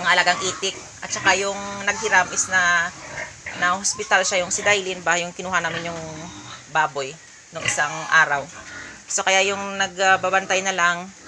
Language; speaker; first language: Filipino; native; Filipino